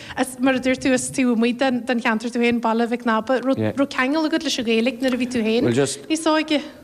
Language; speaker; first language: Irish; native; Irish